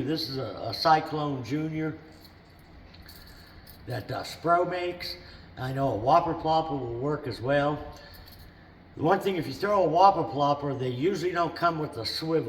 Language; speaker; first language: English; native; English